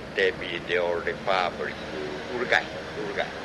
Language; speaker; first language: English; non-native, learner; Japanese